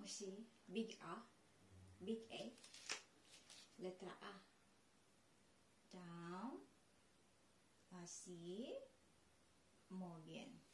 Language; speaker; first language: Spanish; non-native, learner; Filipino